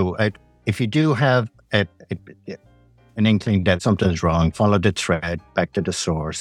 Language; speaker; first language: English; native; English